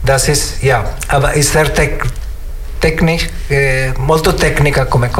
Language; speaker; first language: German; non-native, learner; Italian